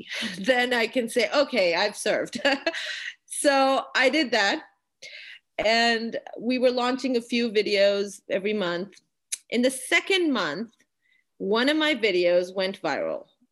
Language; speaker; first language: English; non-native, local second language; Urdu